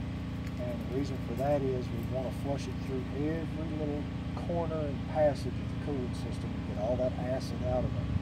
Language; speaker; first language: English; native; English